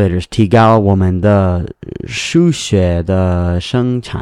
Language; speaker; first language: Chinese; non-native, learner; English